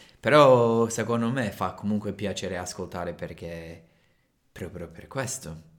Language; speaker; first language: Italian; non-native, fluent; English